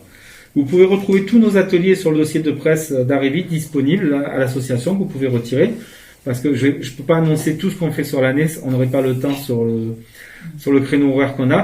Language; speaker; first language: French; native; French